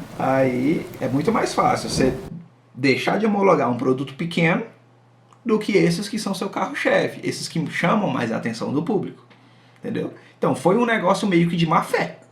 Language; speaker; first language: Portuguese; native; Portuguese